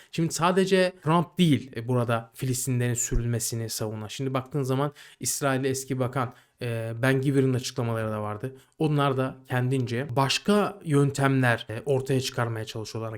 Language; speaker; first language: Turkish; native; Turkish